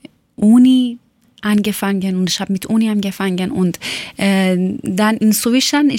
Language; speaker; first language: German; non-native, learner; Persian